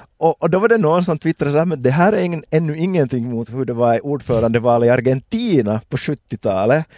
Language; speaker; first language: Swedish; native; Swedish